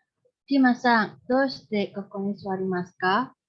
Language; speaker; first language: Japanese; non-native, learner; Indonesian